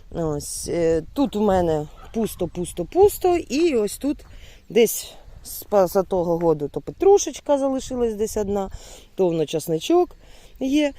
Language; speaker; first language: Ukrainian; non-native, local second language; Russian